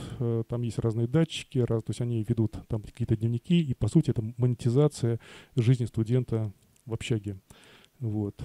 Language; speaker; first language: Russian; native; Russian